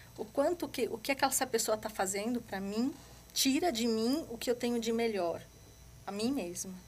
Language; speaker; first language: Portuguese; early bilingual, other home language; Arabic